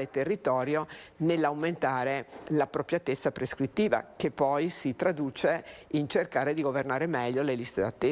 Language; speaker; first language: Italian; native; Italian